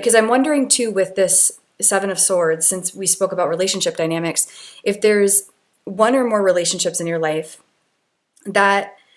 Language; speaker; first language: English; native; English